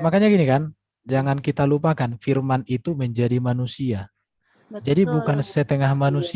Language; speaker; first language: Indonesian; native; Indonesian